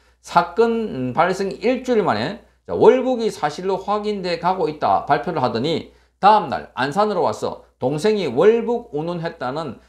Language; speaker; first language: Korean; native; Korean